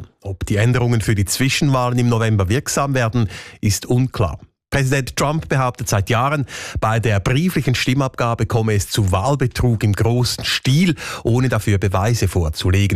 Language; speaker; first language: German; native; German